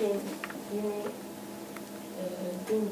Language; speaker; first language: Spanish; non-native, learner; French